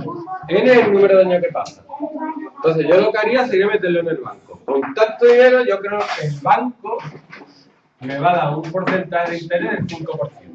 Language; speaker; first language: Spanish; native; Spanish